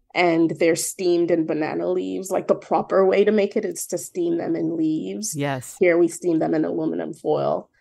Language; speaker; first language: English; non-native, local second language; Yoruba